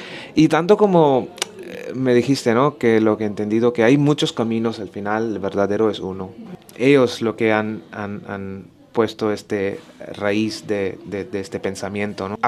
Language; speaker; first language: Spanish; non-native, learner; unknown